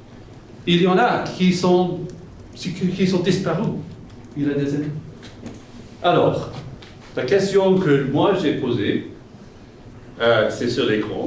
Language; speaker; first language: French; non-native, fluent; English